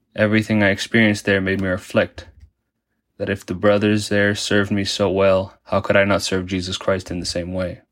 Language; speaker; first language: English; early bilingual, other home language; Spanish